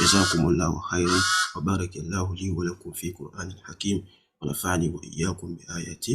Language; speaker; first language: Arabic; non-native, fluent; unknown